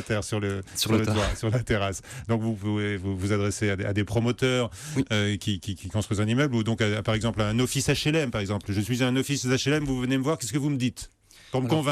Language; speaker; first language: French; native; French